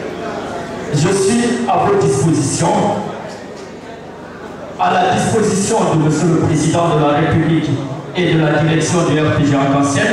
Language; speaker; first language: French; non-native, local second language; Fula